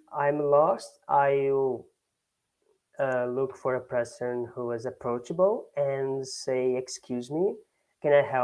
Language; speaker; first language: English; non-native, learner; Portuguese